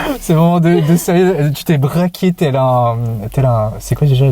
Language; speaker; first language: French; native; French